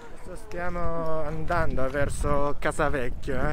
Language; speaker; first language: Italian; non-native, learner; Japanese